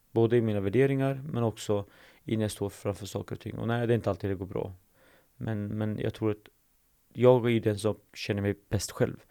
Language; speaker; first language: Swedish; early bilingual, other home language; Assyrian Neo-Aramaic